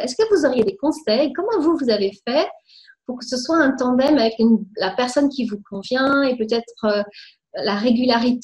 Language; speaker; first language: French; native; French